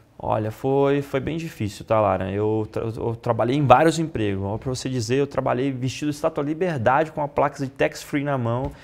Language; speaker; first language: Portuguese; non-native, fluent; Italian